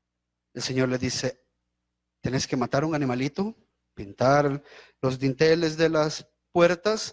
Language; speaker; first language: Spanish; native; Spanish